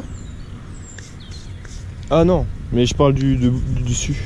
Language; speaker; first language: French; native; French